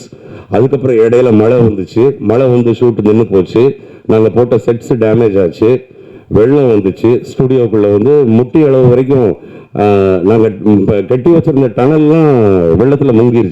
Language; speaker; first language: Tamil; native; Tamil